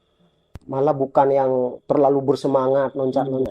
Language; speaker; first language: Indonesian; native; Indonesian